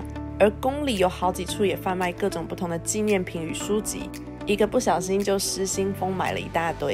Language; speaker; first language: Chinese; native; Chinese